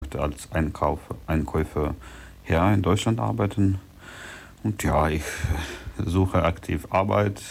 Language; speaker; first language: German; non-native, learner; Ukrainian